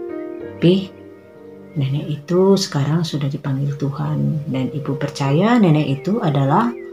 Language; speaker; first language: Indonesian; native; Indonesian